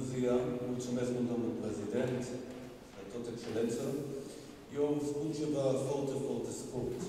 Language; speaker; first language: Romanian; non-native, learner; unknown